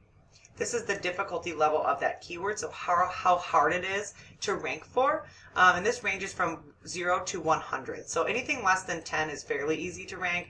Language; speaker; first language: English; native; English